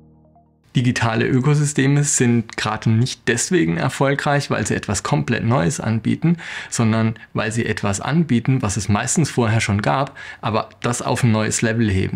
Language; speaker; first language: German; native; German